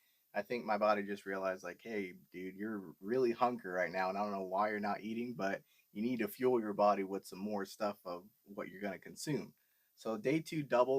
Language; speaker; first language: English; native; English